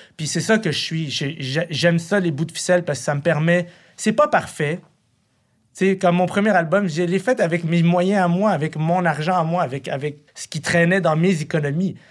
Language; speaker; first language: French; early bilingual, other home language; Arabic